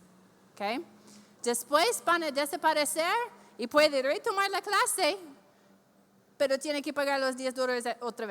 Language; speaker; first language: Spanish; non-native, fluent; English